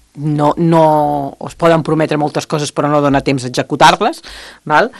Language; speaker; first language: Catalan; native; Catalan